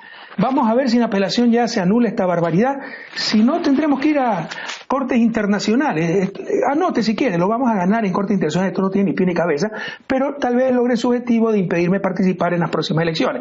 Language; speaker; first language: Spanish; native; Spanish